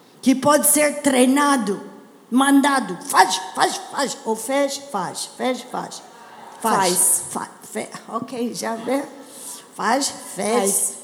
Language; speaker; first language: Portuguese; non-native, learner; English